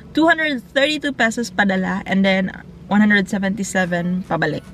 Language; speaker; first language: English; non-native, local second language; Cebuano